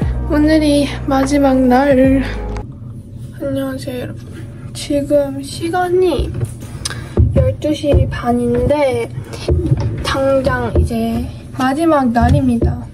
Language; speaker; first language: Korean; early bilingual, heritage; Korean